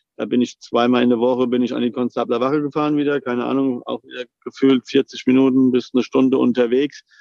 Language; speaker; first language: German; native; German